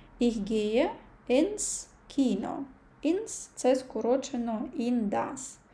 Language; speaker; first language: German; non-native, fluent; Ukrainian